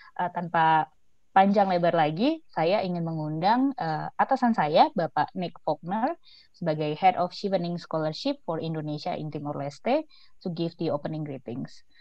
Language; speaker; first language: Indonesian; native; Indonesian